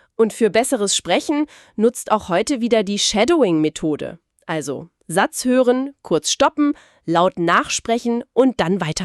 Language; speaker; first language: German; native; German